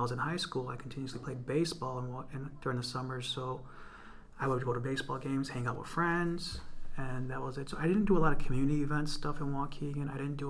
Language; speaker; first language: English; native; English